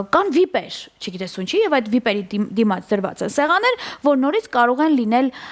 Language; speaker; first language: Armenian; native; Armenian